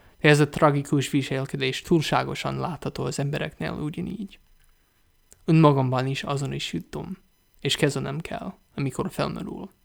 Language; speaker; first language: Hungarian; non-native, learner; English